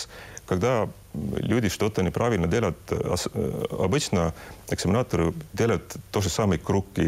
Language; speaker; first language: Russian; non-native, local second language; Estonian